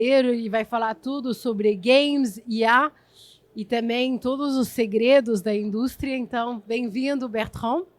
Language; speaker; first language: Portuguese; non-native, fluent; French